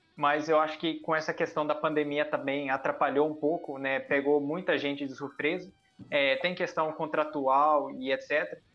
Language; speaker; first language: Portuguese; early bilingual, heritage; Portuguese